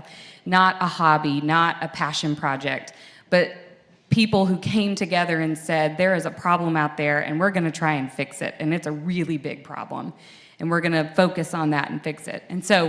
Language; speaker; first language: English; native; English